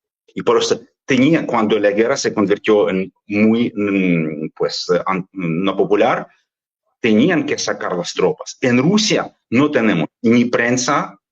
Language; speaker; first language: Spanish; non-native, fluent; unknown